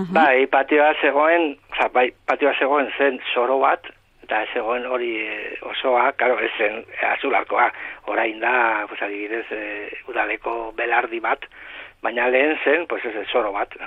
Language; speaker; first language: Basque; non-native, local second language; Spanish